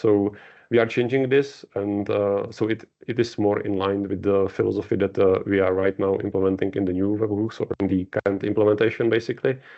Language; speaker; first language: English; non-native, fluent; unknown